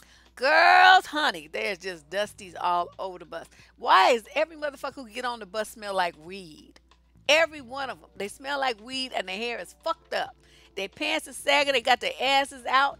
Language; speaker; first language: English; native; English